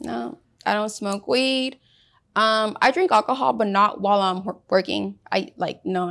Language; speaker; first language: English; early bilingual, other home language; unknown